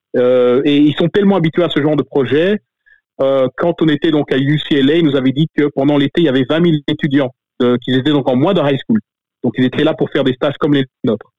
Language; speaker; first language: French; native; French